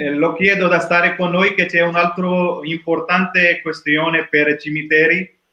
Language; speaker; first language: Italian; non-native, learner; Urdu